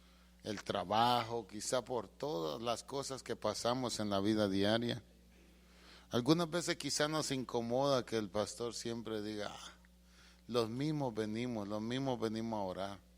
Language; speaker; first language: Spanish; native; Spanish